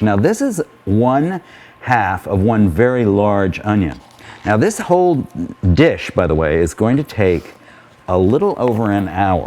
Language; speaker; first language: English; native; English